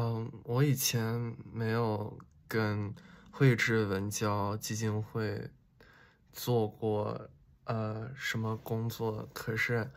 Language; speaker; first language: Chinese; early bilingual, heritage; Chinese